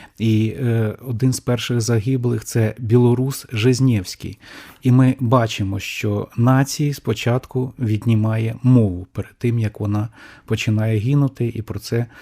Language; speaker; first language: Ukrainian; native; Ukrainian